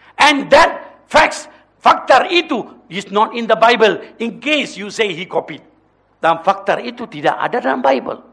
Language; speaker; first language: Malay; non-native, local second language; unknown